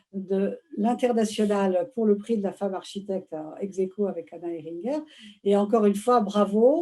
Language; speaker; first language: French; native; French